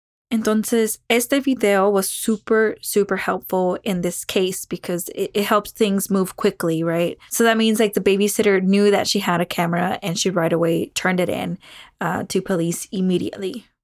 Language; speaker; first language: English; early bilingual, other home language; Spanish